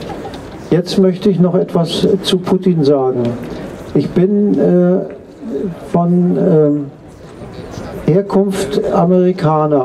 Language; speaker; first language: German; non-native, fluent; English